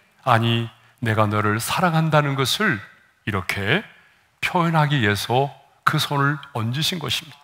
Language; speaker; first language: Korean; native; Korean